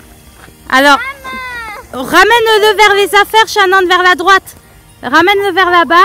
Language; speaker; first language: French; native; French